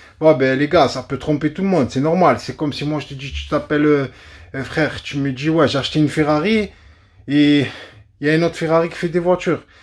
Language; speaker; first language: French; native; French